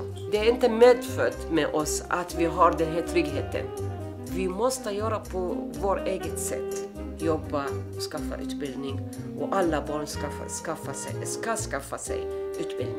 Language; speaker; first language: Swedish; non-native, fluent; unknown